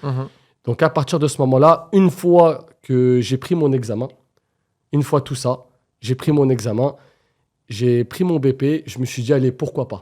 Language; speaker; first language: French; native; French